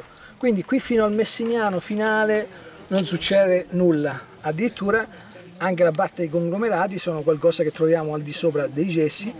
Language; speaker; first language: Italian; native; Italian